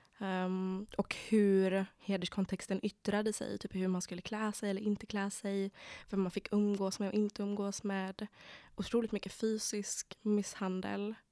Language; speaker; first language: Swedish; early bilingual, other home language; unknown